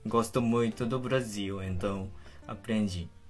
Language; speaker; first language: Portuguese; non-native, fluent; Japanese